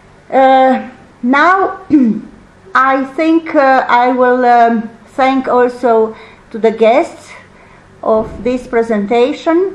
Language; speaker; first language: English; non-native, fluent; Romanian